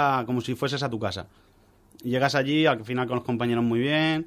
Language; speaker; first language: Spanish; native; Spanish